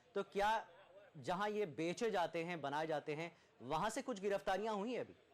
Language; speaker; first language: Urdu; native; Urdu